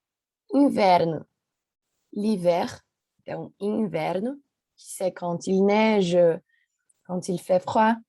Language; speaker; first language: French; non-native, learner; Portuguese